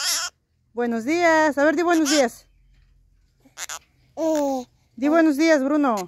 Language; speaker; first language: Spanish; native; Spanish